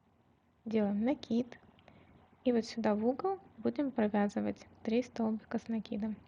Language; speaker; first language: Russian; native; Russian